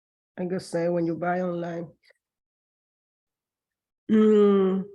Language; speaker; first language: English; non-native, learner; Spanish